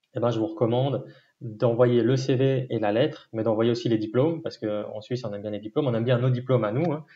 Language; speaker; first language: French; native; French